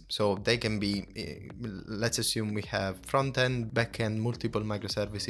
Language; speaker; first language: English; non-native, fluent; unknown